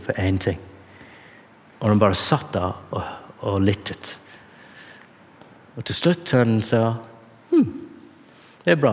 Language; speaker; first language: Norwegian; non-native, fluent; English